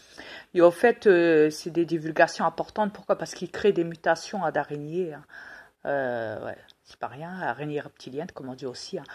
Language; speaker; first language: French; native; French